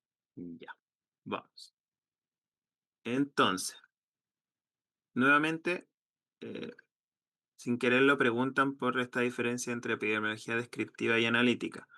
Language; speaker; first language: Spanish; native; Spanish